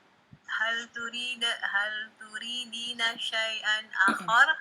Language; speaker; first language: Arabic; non-native, learner; Indonesian